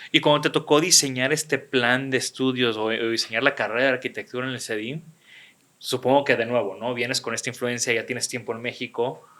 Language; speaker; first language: Spanish; native; Spanish